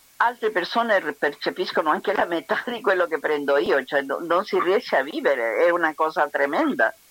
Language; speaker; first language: Italian; non-native, fluent; Spanish